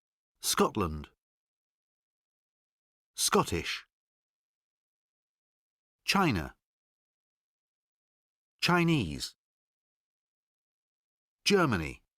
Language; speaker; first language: English; non-native, learner; Spanish